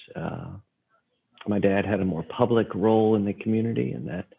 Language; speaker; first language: English; native; English